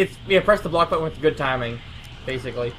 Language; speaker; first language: English; native; English